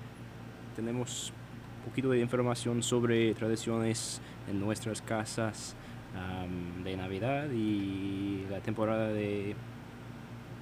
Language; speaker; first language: Spanish; non-native, learner; English